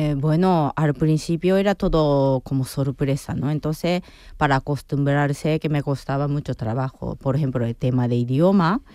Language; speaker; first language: Spanish; non-native, fluent; Japanese